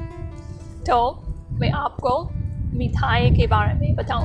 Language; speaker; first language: Hindi; non-native, learner; English